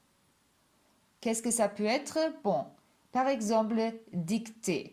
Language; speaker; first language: French; non-native, fluent; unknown